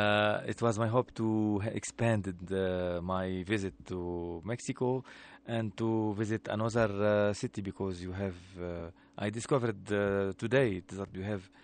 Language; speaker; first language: English; non-native, learner; Arabic